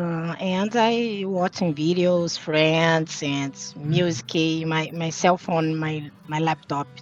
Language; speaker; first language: English; non-native, learner; Portuguese